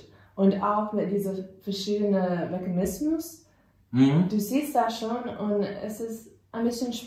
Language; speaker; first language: German; non-native, learner; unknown